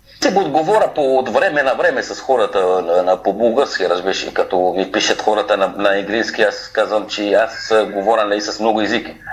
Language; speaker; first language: Bulgarian; non-native, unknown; Arabic